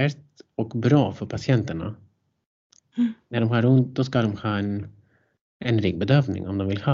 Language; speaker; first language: Swedish; non-native, fluent; Greek